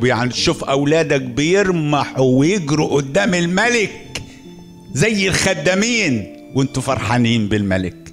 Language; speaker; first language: Arabic; native; Arabic